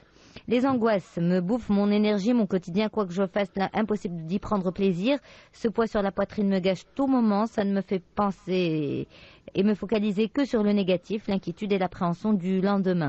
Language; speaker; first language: French; non-native, local second language; Arabic